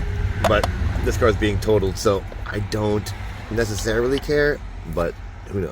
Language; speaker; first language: English; native; English